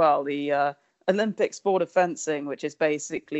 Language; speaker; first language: English; native; English